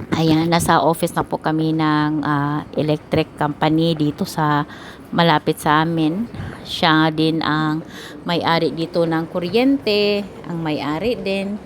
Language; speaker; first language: Filipino; native; Filipino